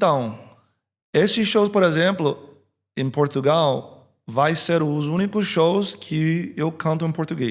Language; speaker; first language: Portuguese; early bilingual, heritage; English